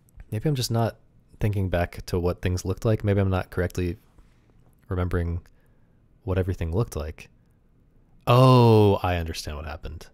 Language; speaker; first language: English; native; English